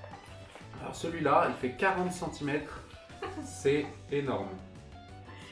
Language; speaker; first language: French; native; French